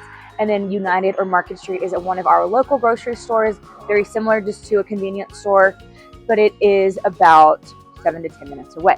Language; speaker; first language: English; native; English